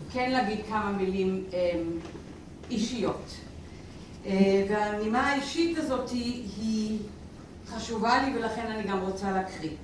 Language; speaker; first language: Hebrew; non-native, fluent; German